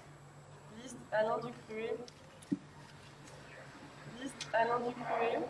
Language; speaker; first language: French; native; French